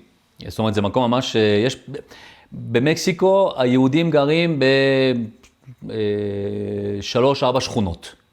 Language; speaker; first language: Hebrew; early bilingual, other home language; French